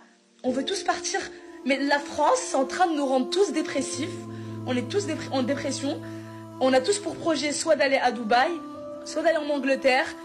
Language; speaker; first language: French; native; French